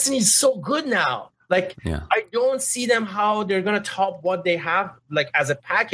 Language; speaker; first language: English; non-native, fluent; Persian